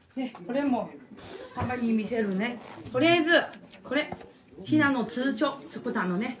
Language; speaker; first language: Japanese; non-native, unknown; Chinese